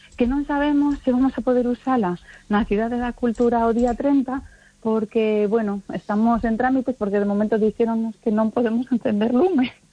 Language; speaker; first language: Galician; non-native, local second language; Spanish